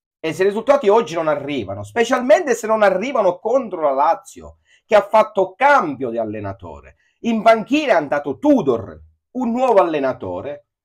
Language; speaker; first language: Italian; native; Italian